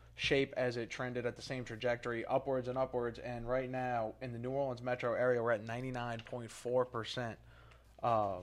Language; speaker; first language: English; native; English